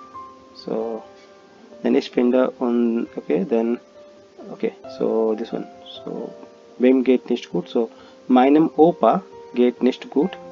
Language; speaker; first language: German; non-native, fluent; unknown